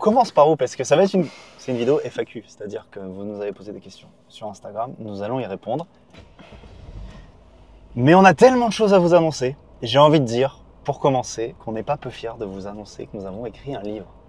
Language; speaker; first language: French; native; French